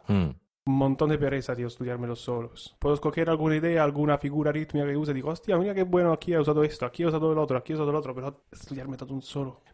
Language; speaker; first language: Spanish; non-native, fluent; Italian